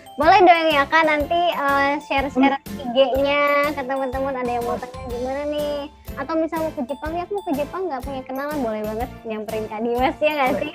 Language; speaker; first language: Indonesian; native; Indonesian